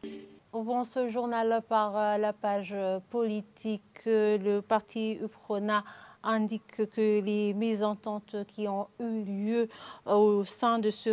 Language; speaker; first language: French; non-native, local second language; Rundi